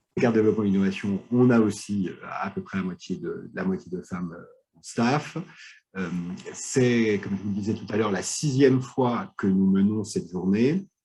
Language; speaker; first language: French; native; French